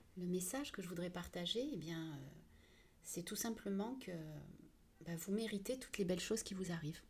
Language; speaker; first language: French; early bilingual, other home language; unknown